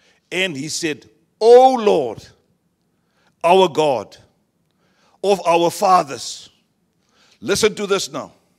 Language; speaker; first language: English; non-native, local second language; Afrikaans